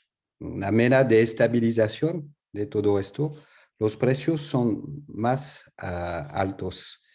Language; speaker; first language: Spanish; non-native, learner; French